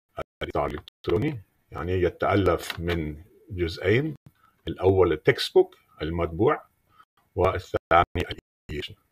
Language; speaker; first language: Arabic; non-native, fluent; German